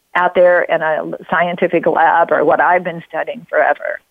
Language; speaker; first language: English; native; English